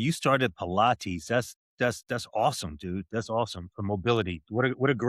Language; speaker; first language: English; native; English